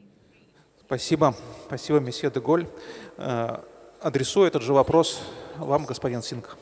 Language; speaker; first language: Russian; native; Russian